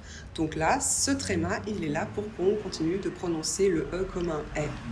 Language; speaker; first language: French; native; French